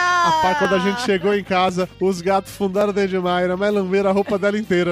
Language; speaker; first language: Portuguese; native; Portuguese